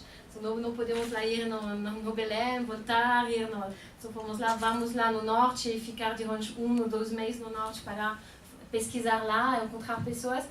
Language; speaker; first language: Portuguese; non-native, fluent; French